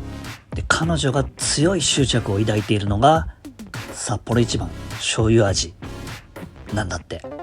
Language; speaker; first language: Japanese; native; Japanese